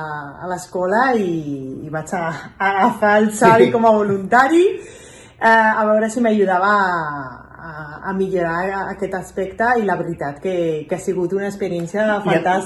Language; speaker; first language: Catalan; non-native, local second language; Spanish